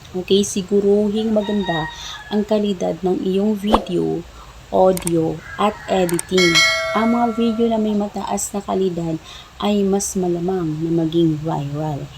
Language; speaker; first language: Filipino; non-native, local second language; Cebuano